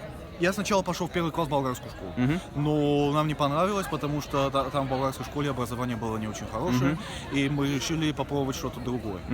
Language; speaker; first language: Russian; early bilingual, other home language; Bulgarian